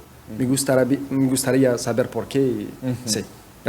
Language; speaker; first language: Spanish; non-native, fluent; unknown